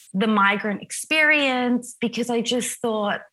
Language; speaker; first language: English; native; English